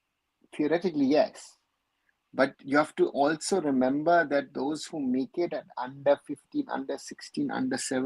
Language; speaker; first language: English; non-native, local second language; Bangla